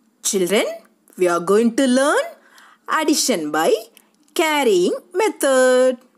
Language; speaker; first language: English; non-native, local second language; Tamil